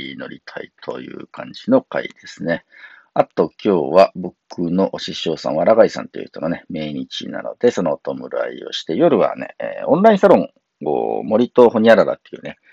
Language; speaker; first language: Japanese; native; Japanese